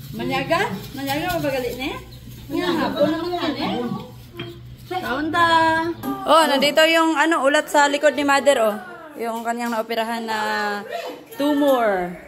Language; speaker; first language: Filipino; non-native, local second language; Cebuano